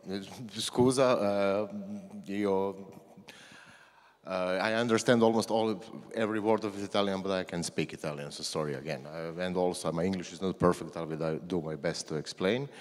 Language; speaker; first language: English; non-native, learner; Croatian